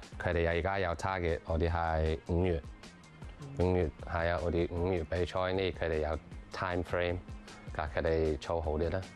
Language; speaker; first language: Cantonese; non-native, learner; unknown